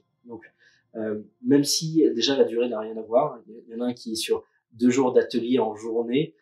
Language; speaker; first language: French; native; French